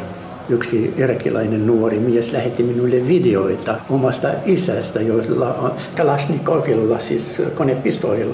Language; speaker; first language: Finnish; non-native, fluent; Arabic